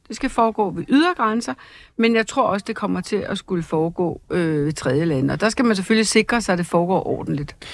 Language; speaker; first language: Danish; native; Danish